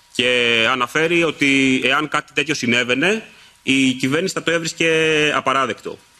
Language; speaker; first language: Greek; native; Greek